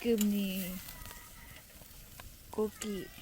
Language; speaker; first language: Korean; non-native, learner; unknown